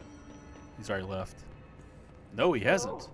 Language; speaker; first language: English; native; English